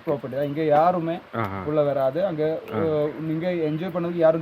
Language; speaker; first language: Tamil; non-native, local second language; Malayalam